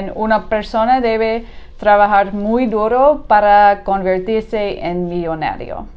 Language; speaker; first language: Spanish; non-native, learner; English